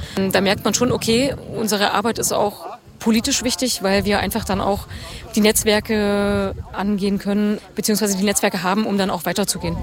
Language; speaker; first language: German; native; German